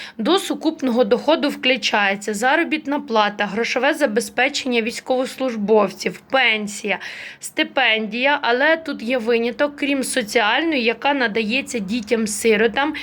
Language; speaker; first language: Ukrainian; native; Ukrainian